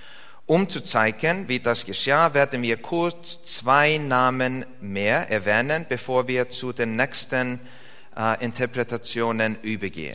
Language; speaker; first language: German; non-native, fluent; Icelandic